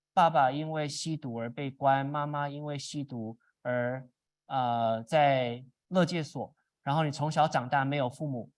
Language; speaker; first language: Chinese; early bilingual, other home language; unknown